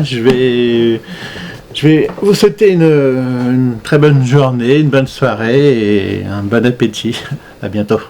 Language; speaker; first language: French; native; French